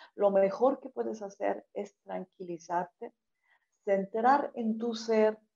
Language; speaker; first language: Spanish; non-native, fluent; Ukrainian